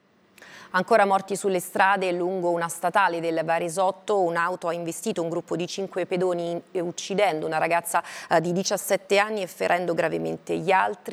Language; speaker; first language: Italian; native; Italian